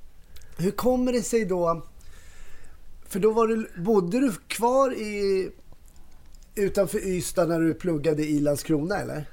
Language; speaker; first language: Swedish; native; Swedish